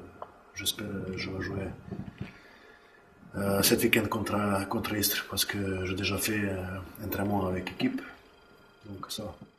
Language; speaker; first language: French; non-native, learner; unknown